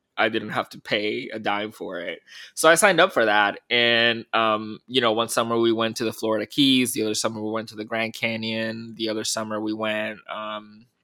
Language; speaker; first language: English; early bilingual, other home language; Spanish